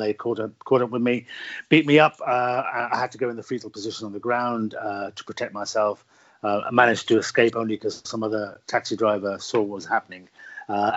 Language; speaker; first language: English; native; English